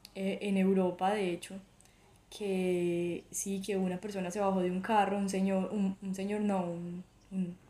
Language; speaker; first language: Spanish; native; Spanish